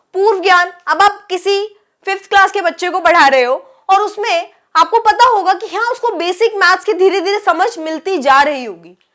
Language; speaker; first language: Hindi; native; Hindi